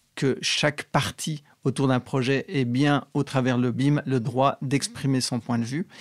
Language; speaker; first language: French; native; French